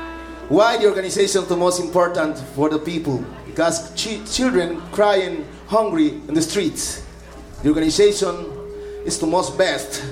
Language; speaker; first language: English; non-native, learner; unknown